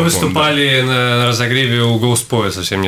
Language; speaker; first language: Russian; native; Russian